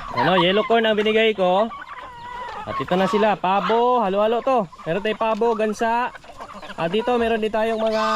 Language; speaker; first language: Filipino; non-native, local second language; Cebuano